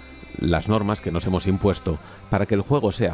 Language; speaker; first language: Spanish; native; Spanish